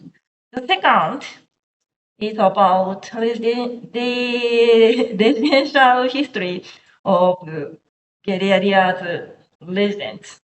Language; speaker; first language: English; non-native, learner; Japanese